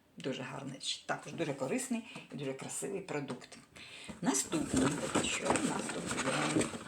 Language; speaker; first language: Ukrainian; non-native, local second language; Russian